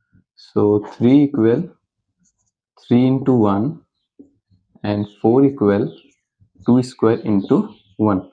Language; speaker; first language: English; non-native, local second language; Hindi